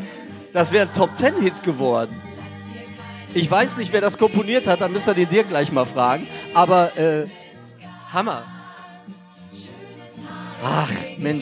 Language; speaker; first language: German; native; German